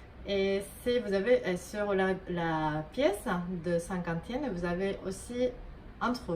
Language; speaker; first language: French; non-native, fluent; Japanese